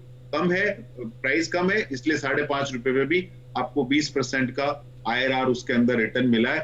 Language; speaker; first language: Hindi; native; Hindi